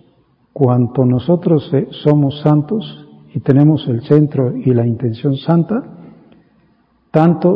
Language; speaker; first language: Spanish; native; Spanish